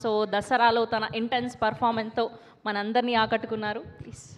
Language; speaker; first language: Telugu; native; Telugu